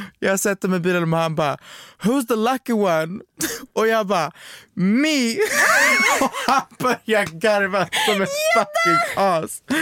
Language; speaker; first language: Swedish; native; Swedish